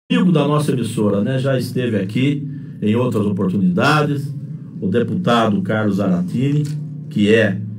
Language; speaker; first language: Portuguese; native; Portuguese